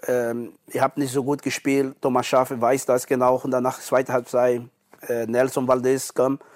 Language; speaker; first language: German; non-native, learner; Portuguese